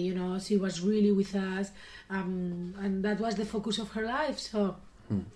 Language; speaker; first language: English; non-native, fluent; Spanish